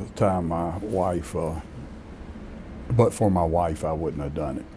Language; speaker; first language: English; native; English